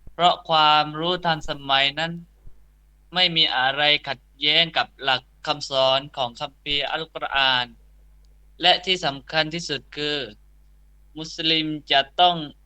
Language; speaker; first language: Thai; non-native, local second language; Pattani Malay